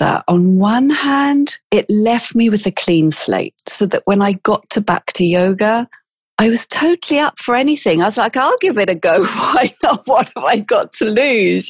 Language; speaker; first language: English; native; English